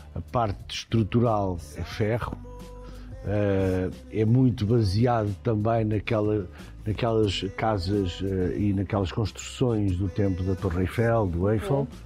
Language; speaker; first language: Portuguese; native; Portuguese